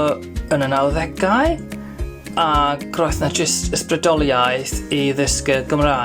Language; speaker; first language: Welsh; non-native, learner; German